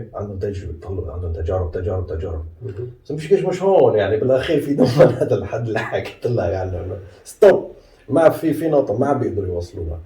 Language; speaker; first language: Arabic; native; Arabic